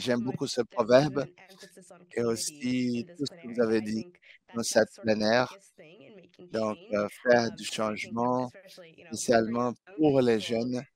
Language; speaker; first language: French; non-native, fluent; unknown